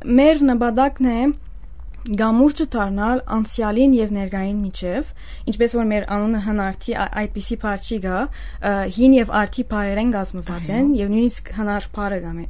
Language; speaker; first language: Armenian; early bilingual, heritage; Armenian